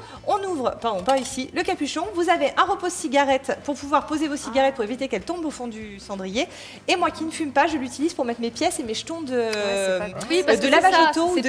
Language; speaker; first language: French; native; French